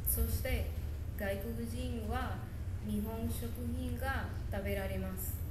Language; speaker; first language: Japanese; non-native, learner; Spanish